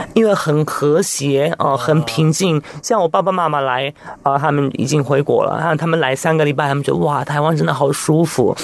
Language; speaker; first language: Chinese; non-native, fluent; Italian